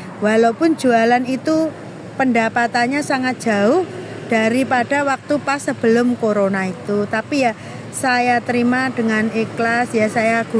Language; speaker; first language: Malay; non-native, local second language; Javanese